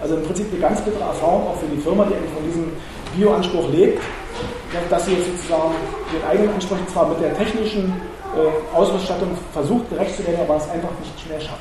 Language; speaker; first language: German; native; German